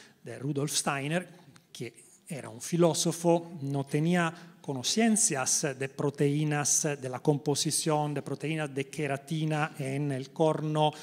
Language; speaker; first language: Spanish; non-native, learner; Italian